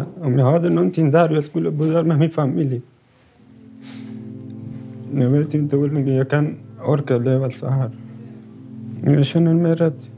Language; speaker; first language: Swedish; non-native, learner; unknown